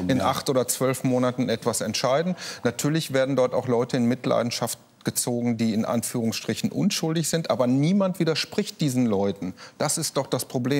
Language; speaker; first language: German; native; German